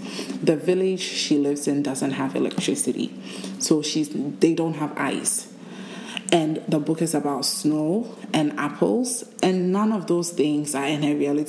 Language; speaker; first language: English; non-native, local second language; Akan